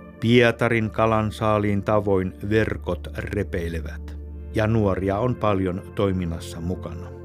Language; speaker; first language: Finnish; native; Finnish